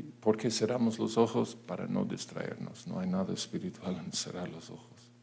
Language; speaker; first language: Spanish; non-native, fluent; English